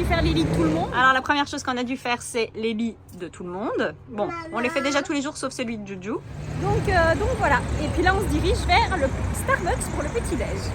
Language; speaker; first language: French; native; French